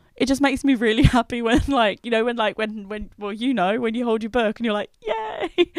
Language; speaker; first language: English; native; English